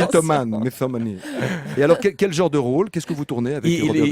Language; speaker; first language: French; native; French